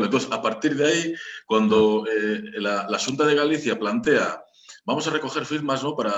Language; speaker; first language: Spanish; native; Spanish